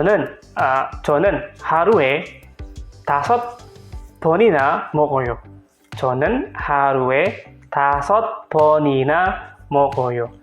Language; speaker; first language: Korean; non-native, fluent; Indonesian